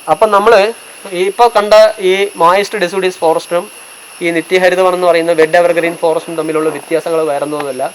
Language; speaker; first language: Malayalam; non-native, local second language; Tamil